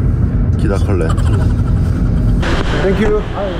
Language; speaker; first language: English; non-native, learner; Korean